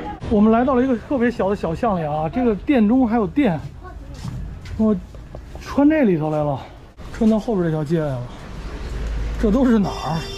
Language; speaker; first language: Chinese; native; Chinese